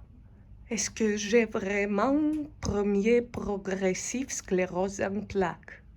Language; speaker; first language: French; non-native, fluent; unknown